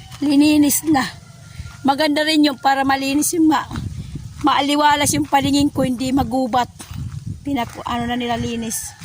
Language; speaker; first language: Filipino; non-native, local second language; Waray